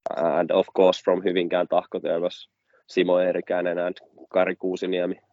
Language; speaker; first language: English; non-native, fluent; Finnish